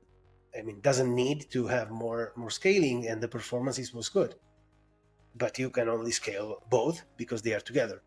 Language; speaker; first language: English; non-native, fluent; Italian